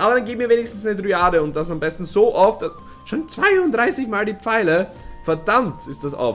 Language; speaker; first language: German; native; German